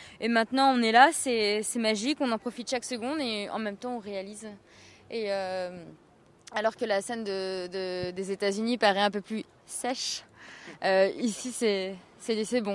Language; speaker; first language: French; native; French